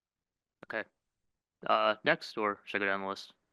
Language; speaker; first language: English; native; English